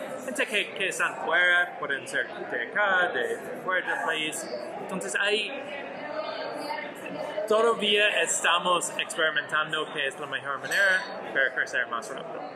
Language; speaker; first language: Spanish; non-native, learner; English